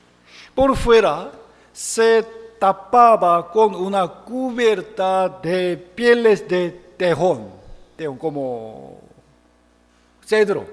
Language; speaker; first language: Spanish; non-native, fluent; Korean